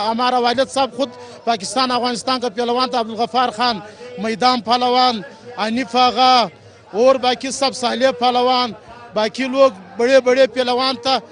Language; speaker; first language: Urdu; non-native, local second language; Pashto